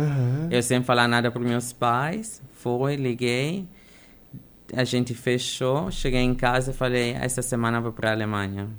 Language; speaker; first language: Portuguese; non-native, fluent; Italian